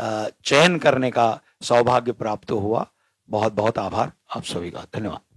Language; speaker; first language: Hindi; native; Hindi